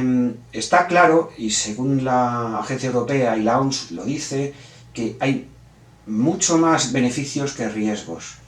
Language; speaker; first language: Spanish; native; Spanish